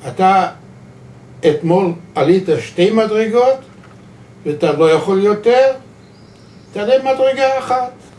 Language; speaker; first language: Hebrew; non-native, fluent; Yiddish